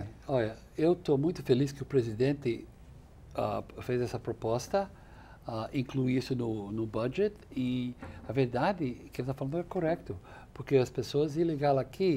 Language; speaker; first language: Portuguese; non-native, fluent; English